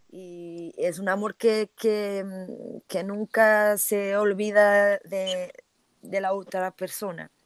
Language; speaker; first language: Spanish; non-native, learner; Portuguese